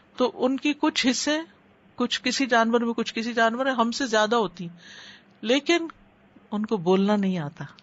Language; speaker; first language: Urdu; native; Urdu